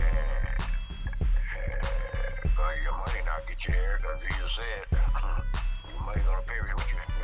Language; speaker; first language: English; native; English